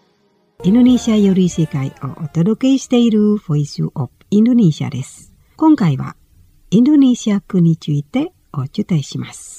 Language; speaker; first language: Japanese; non-native, fluent; Indonesian